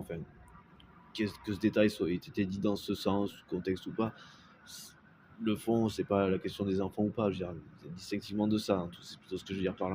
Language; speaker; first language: French; native; French